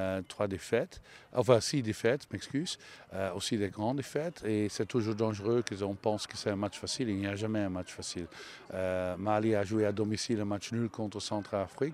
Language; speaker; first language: French; non-native, local second language; Dutch